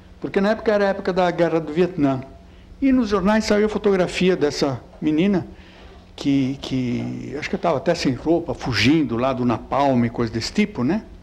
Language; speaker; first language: Portuguese; early bilingual, other home language; Italian